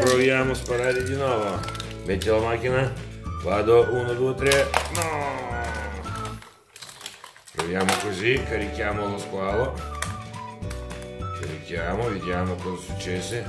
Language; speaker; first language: Italian; non-native, fluent; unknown